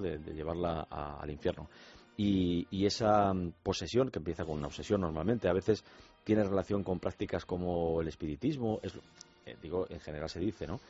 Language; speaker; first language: Spanish; native; Spanish